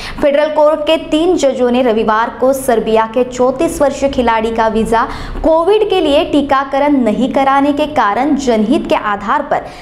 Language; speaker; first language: Hindi; non-native, local second language; Marathi